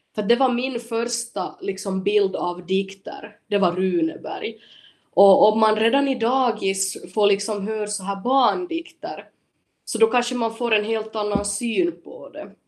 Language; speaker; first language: Swedish; native; Swedish